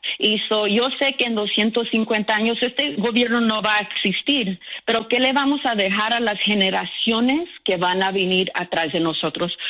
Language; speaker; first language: Spanish; early bilingual, heritage; Spanish